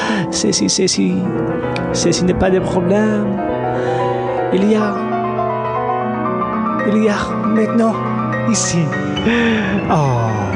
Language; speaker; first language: French; non-native, learner; English